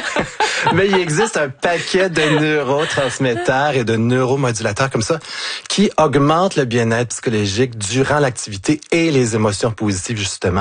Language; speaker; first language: French; native; French